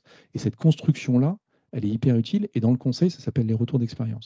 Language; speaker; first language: French; native; French